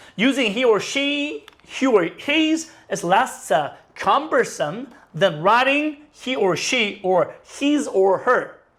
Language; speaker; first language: English; non-native, fluent; Korean